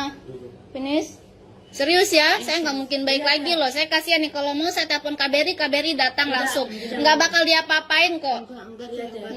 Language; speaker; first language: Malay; non-native, local second language; Sundanese